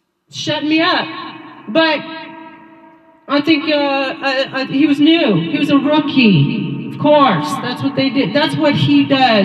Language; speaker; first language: English; native; English